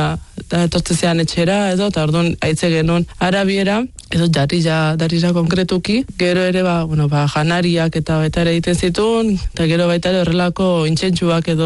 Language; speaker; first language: Basque; native; Basque